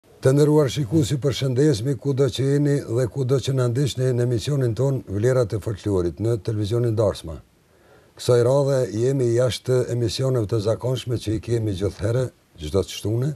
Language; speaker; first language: Albanian; native; Albanian